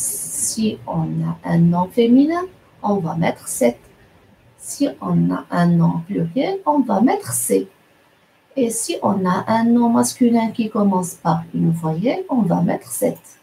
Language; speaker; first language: French; non-native, local second language; Arabic